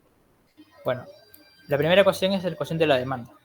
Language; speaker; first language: Spanish; native; Spanish